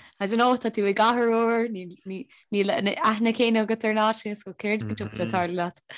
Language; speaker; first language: Irish; native; Irish